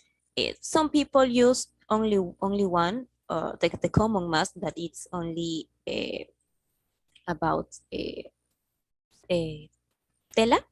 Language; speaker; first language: English; non-native, learner; Spanish